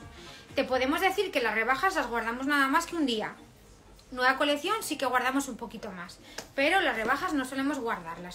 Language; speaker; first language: Spanish; native; Spanish